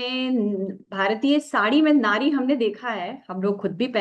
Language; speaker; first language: Hindi; native; Hindi